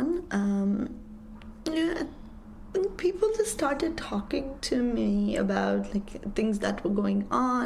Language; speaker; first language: English; non-native, local second language; Nepali